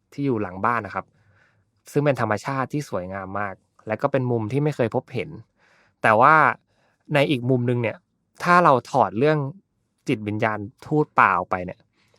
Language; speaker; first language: Thai; native; Thai